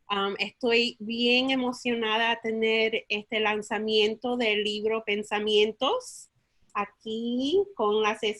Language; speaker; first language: Spanish; early bilingual, heritage; Spanish